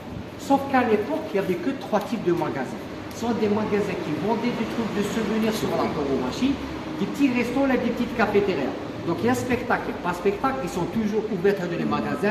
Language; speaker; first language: French; non-native, local second language; Arabic